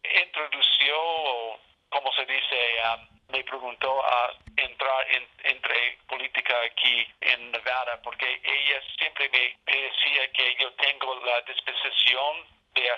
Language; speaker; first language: Spanish; non-native, learner; English